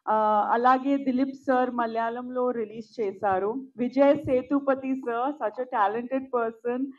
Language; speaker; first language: Telugu; non-native, local second language; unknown